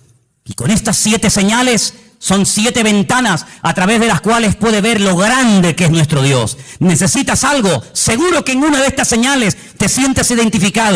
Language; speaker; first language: Spanish; native; Spanish